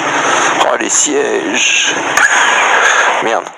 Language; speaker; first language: French; native; French